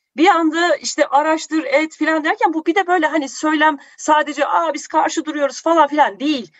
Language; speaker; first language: Turkish; native; Turkish